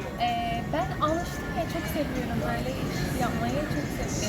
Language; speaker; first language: Turkish; non-native, fluent; English